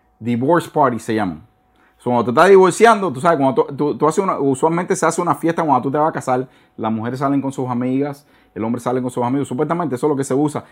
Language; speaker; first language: Spanish; native; Spanish